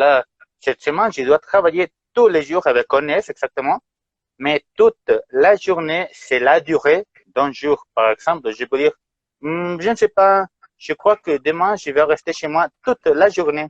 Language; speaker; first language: French; non-native, fluent; Spanish